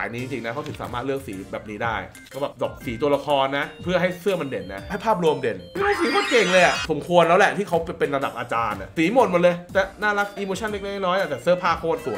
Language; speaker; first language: Thai; native; Thai